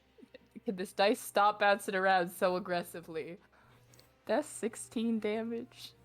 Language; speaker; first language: English; native; English